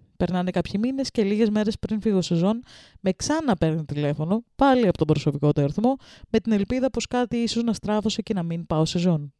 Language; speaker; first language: Greek; early bilingual, other home language; Russian